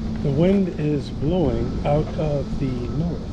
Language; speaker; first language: English; native; English